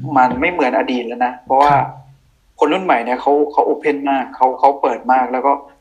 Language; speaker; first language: Thai; non-native, local second language; Akha